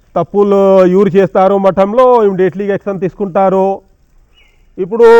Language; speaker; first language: Telugu; non-native, local second language; Hindi